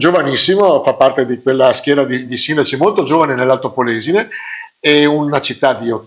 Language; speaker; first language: Italian; native; Italian